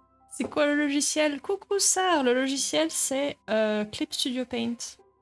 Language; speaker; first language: French; native; French